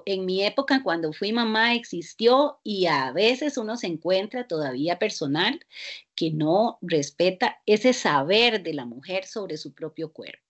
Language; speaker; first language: Spanish; native; Spanish